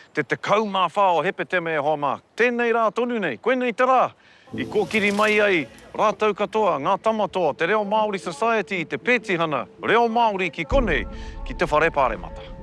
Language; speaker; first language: Māori; non-native, local second language; English